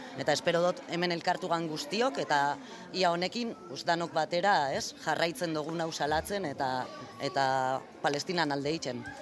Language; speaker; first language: Basque; native; Basque